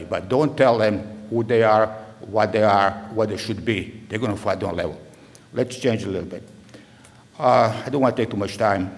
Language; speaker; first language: English; non-native, learner; Serbian